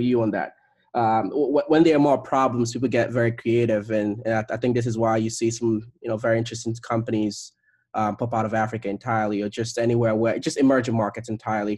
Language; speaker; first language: English; non-native, local second language; Igbo